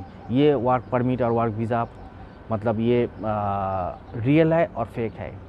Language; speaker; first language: Hindi; non-native, local second language; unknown